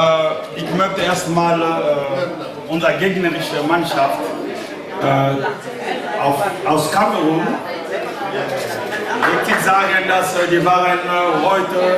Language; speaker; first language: German; non-native, learner; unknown